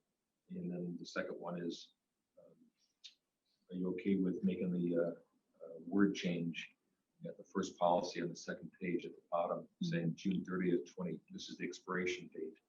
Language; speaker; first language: English; native; English